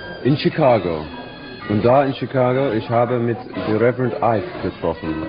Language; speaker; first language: German; non-native, learner; English